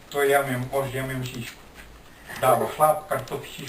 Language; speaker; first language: Bulgarian; non-native, learner; Finnish